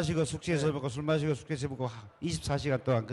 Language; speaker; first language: Korean; native; Korean